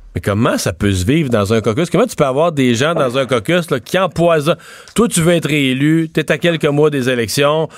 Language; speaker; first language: French; native; French